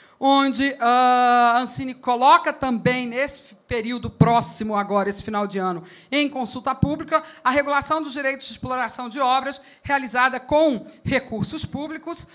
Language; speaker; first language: Portuguese; native; Portuguese